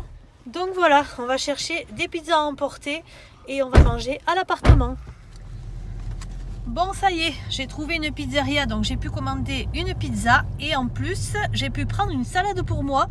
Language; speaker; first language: French; native; French